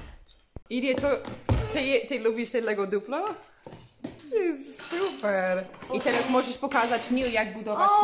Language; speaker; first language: Polish; non-native, learner; English